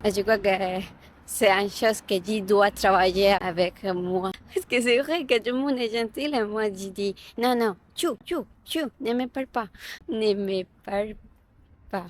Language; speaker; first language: French; non-native, learner; Spanish